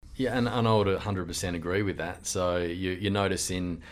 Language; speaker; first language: English; native; English